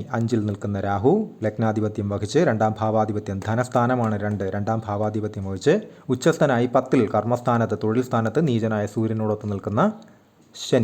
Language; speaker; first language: Malayalam; native; Malayalam